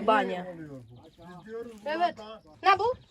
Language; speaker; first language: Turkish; non-native, learner; Russian